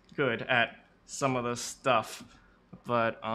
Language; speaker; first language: English; native; English